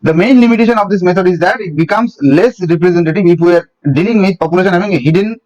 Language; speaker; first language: English; non-native, local second language; Bangla